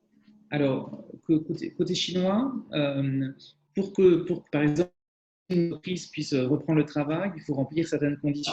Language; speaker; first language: French; native; French